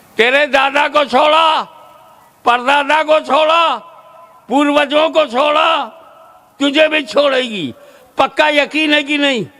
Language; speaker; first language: Hindi; native; Hindi